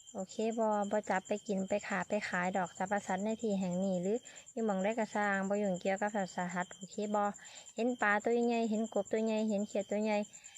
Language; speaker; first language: Thai; native; Thai